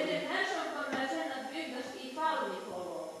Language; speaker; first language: Swedish; native; Swedish